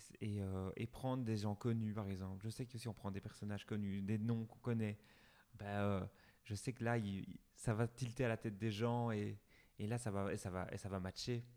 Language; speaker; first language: French; native; French